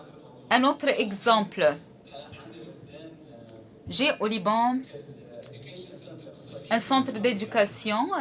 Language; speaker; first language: French; non-native, local second language; Arabic